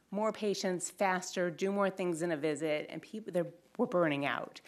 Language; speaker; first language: English; native; English